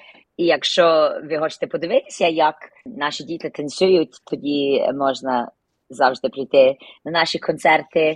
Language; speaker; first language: Ukrainian; early bilingual, heritage; Ukrainian